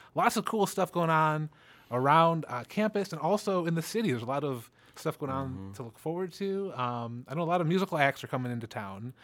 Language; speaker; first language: English; native; English